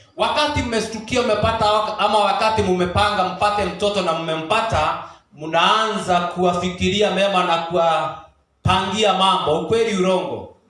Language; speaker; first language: Swahili; non-native, local second language; Kikuyu